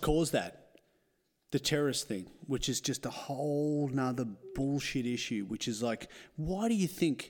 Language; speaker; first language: English; native; English